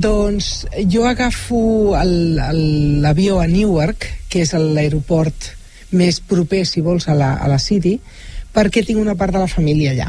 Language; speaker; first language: Catalan; native; Catalan